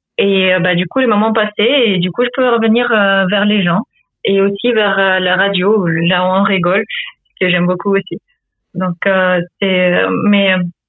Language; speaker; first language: French; non-native, fluent; Ukrainian